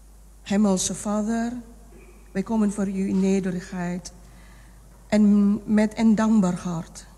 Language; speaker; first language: Dutch; non-native, fluent; Indonesian